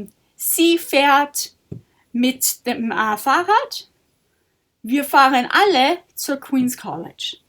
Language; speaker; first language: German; non-native, fluent; English